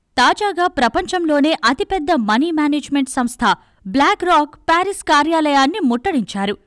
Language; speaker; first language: Telugu; native; Telugu